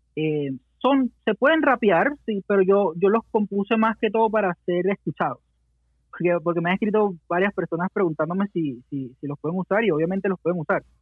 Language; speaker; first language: Spanish; native; Spanish